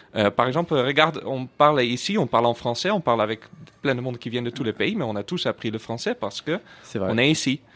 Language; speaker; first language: French; non-native, fluent; Dutch